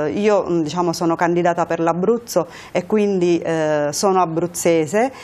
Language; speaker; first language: Italian; early bilingual, other home language; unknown